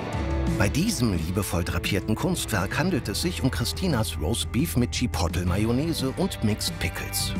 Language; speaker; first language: German; native; German